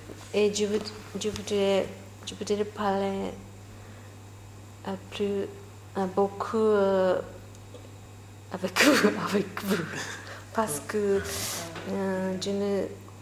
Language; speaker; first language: French; non-native, learner; Japanese